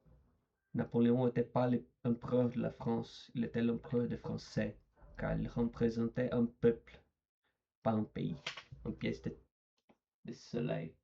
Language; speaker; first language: French; non-native, learner; Portuguese